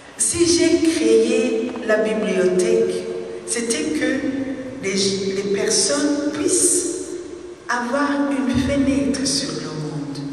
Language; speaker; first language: French; non-native, local second language; Rundi